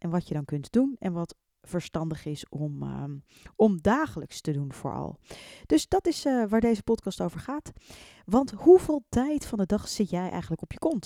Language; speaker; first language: Dutch; native; Dutch